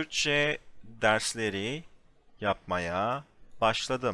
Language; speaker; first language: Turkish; non-native, fluent; English